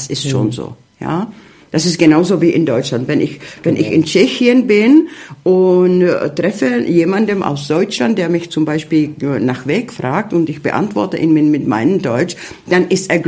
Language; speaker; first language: German; early bilingual, heritage; Czech